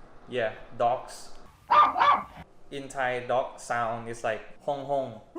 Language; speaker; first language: English; non-native, fluent; Thai